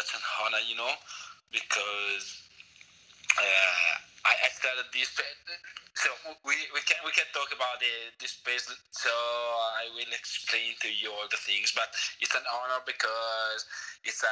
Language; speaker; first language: English; non-native, fluent; Italian